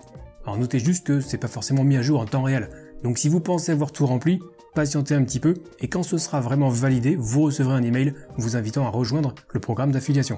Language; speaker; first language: French; native; French